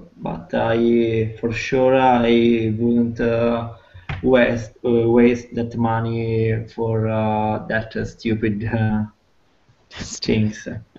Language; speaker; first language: English; non-native, fluent; Italian